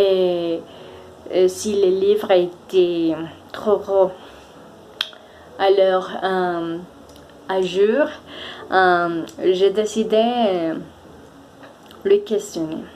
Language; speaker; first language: French; non-native, fluent; Spanish